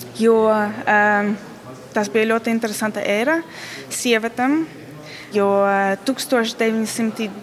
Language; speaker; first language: Latvian; non-native, learner; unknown